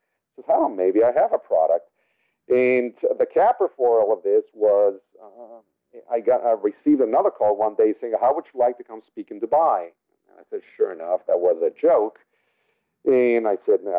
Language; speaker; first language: English; non-native, fluent; Spanish